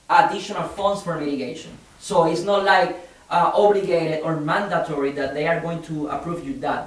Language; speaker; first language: English; non-native, fluent; Spanish